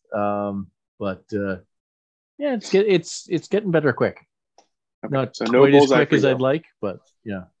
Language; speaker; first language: English; native; English